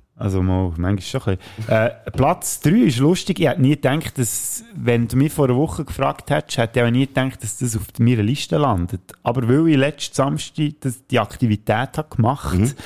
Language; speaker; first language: German; native; German